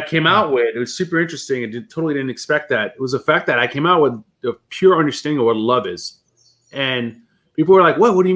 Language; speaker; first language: English; early bilingual, other home language; French